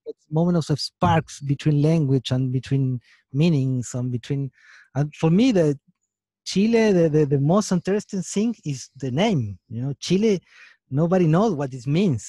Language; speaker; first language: English; non-native, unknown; Spanish